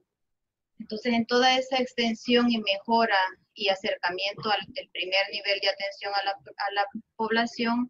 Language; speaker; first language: Spanish; native; Spanish